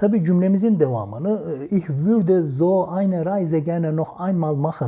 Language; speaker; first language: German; non-native, fluent; Turkish